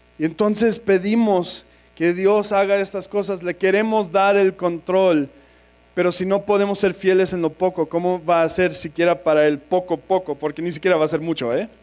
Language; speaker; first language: Spanish; non-native, fluent; English